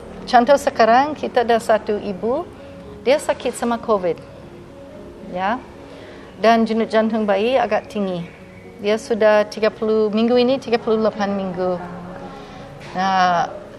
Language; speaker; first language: Indonesian; non-native, fluent; English